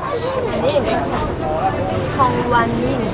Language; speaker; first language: English; non-native, local second language; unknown